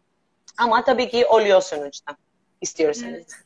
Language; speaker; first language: Turkish; non-native, learner; Greek